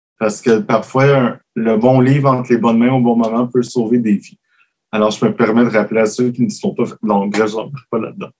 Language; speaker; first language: French; native; French